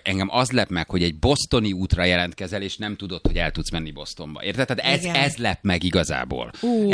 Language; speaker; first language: Hungarian; native; Hungarian